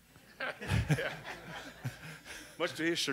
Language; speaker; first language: English; native; English